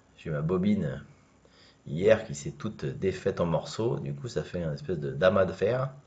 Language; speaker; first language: French; native; French